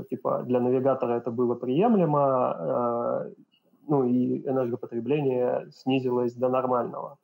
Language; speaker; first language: Russian; native; Russian